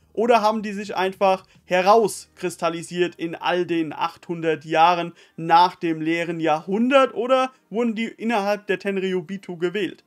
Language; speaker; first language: German; native; German